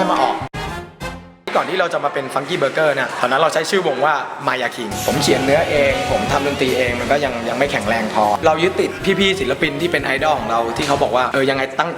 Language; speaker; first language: Thai; native; Thai